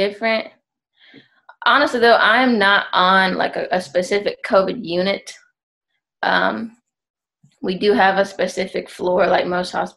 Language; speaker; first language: English; native; English